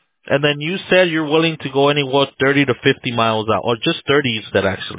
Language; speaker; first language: English; early bilingual, other home language; Spanish